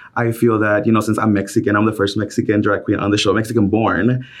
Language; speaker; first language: English; early bilingual, other home language; Spanish